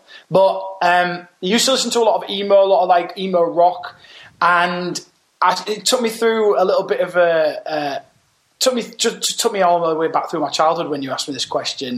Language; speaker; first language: English; native; English